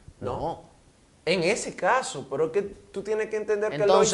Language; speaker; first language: Spanish; native; Spanish